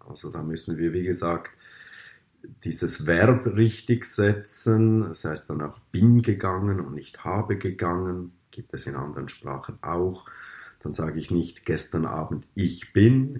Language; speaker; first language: German; native; German